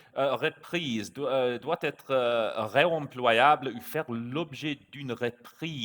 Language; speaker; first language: French; non-native, fluent; English